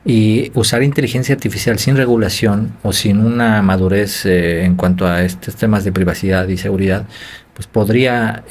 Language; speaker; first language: Spanish; native; Spanish